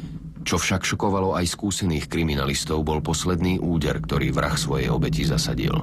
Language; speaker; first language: Slovak; native; Slovak